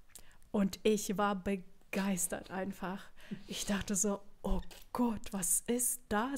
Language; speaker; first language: German; non-native, fluent; Russian